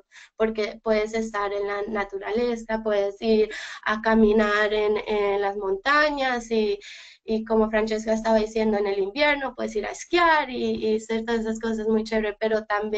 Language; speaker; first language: Spanish; early bilingual, heritage; Spanish